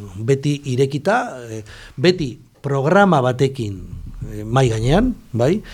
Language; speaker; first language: Basque; non-native, local second language; Spanish